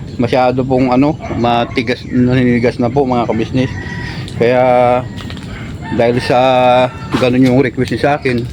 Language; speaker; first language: Filipino; non-native, local second language; Bikol